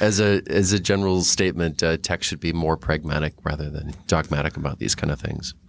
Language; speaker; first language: English; native; English